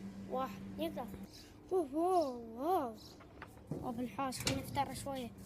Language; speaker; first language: Arabic; native; Arabic